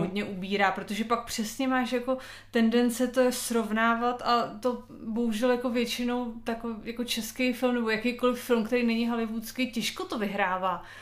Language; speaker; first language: Czech; native; Czech